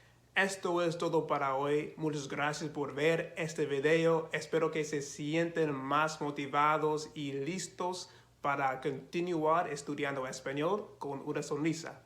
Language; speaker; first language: Spanish; non-native, fluent; English